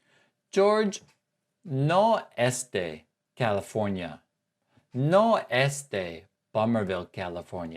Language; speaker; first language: Spanish; non-native, fluent; English